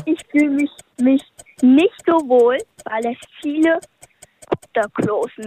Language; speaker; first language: German; early bilingual, heritage; German